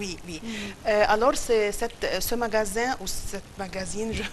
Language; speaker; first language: French; non-native, fluent; Arabic